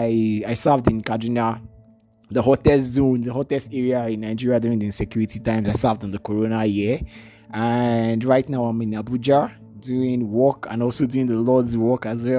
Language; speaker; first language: English; non-native, local second language; Igbo